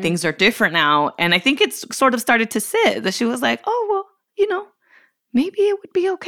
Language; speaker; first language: English; early bilingual, other home language; Spanish